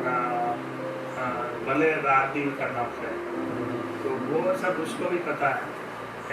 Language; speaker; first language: Hindi; non-native, local second language; Gujarati